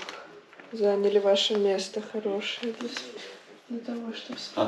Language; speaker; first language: Russian; native; Russian